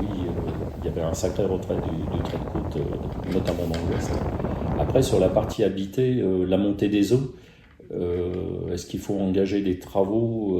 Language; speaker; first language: French; native; French